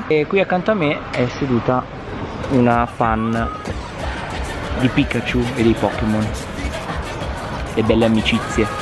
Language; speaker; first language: Italian; native; Italian